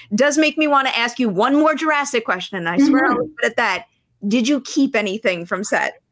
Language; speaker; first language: English; native; English